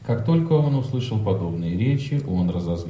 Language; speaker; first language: Russian; native; Russian